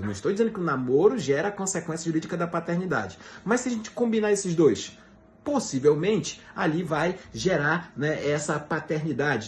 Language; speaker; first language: Portuguese; native; Portuguese